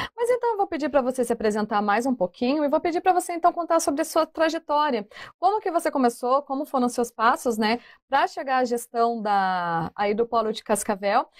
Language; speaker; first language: Portuguese; native; Portuguese